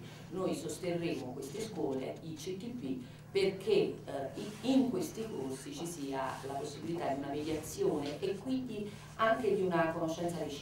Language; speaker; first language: Italian; native; Italian